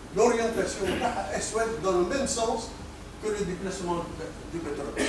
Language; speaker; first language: French; non-native, local second language; Arabic